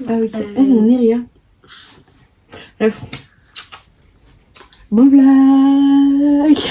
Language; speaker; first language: French; native; French